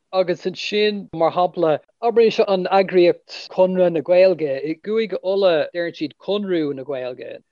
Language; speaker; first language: Irish; non-native, local second language; English